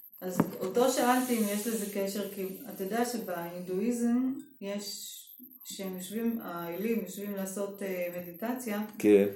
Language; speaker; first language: Hebrew; native; Hebrew